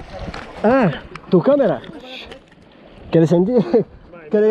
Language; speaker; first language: Spanish; non-native, learner; Portuguese